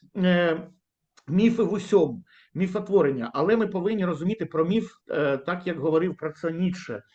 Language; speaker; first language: Ukrainian; native; Ukrainian